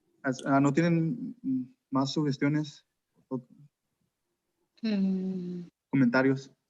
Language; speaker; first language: Spanish; early bilingual, heritage; Spanish